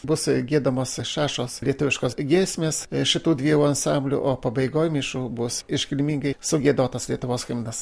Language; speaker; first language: Lithuanian; native; Lithuanian